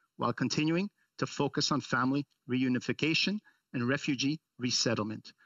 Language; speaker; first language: English; early bilingual, other home language; Italian